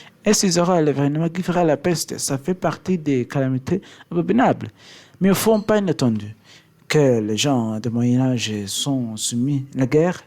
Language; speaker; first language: French; non-native, learner; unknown